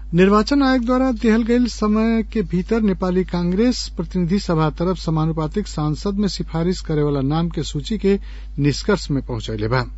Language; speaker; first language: Bhojpuri; non-native, local second language; Nepali